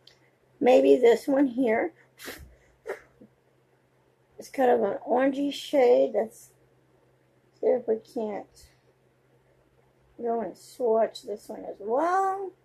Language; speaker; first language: English; native; English